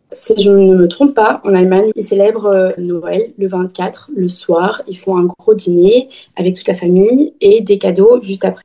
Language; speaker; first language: French; early bilingual, heritage; French